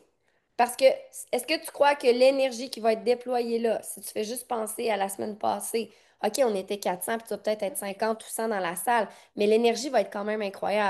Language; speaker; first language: French; native; French